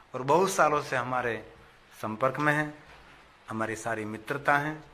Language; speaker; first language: Hindi; non-native, local second language; Gujarati